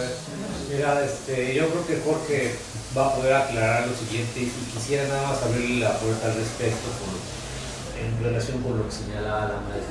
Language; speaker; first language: Spanish; native; Spanish